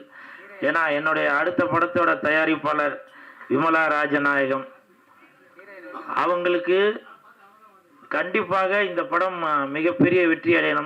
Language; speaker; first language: Tamil; native; Tamil